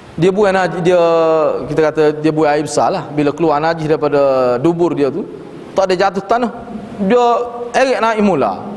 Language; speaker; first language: Malay; native; Malay